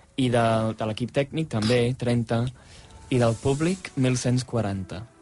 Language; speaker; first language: Catalan; non-native, fluent; English